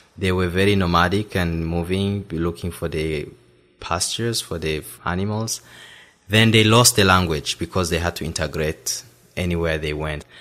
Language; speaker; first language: English; non-native, fluent; Rundi